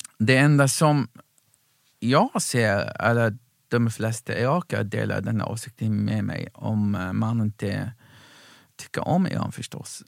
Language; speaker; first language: Swedish; non-native, fluent; Arabic